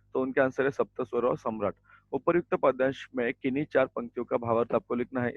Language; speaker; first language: Hindi; non-native, local second language; Marathi